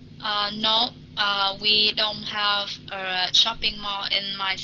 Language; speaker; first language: English; non-native, learner; Vietnamese